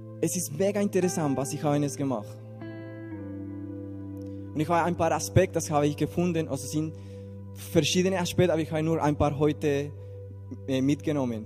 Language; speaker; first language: German; non-native, learner; Spanish